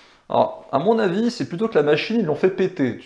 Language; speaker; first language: French; native; French